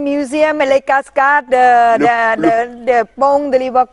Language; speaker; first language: French; non-native, learner; Thai